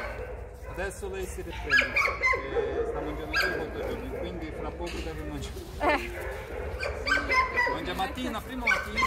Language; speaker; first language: Italian; non-native, learner; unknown